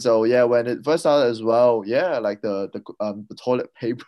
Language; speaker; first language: English; non-native, local second language; Cantonese